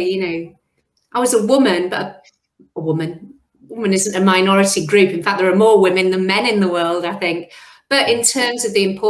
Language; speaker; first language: English; native; English